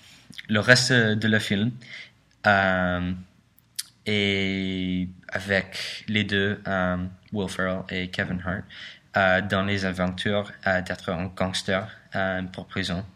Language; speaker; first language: French; non-native, learner; English